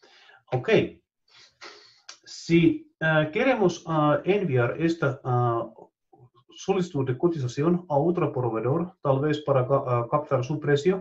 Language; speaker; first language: Spanish; non-native, fluent; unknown